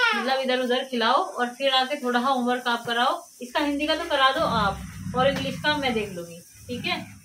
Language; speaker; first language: Hindi; native; Hindi